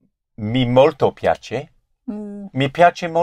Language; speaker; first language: Italian; non-native, learner; English